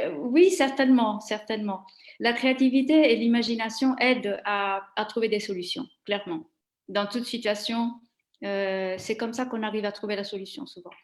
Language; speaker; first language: French; non-native, fluent; Italian